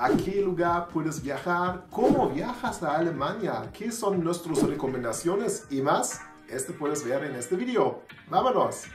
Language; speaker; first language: Spanish; non-native, learner; German